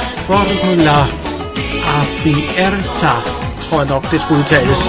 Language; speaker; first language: Danish; native; Danish